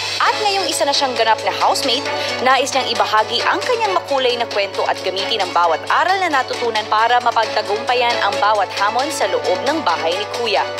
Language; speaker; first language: Filipino; native; Filipino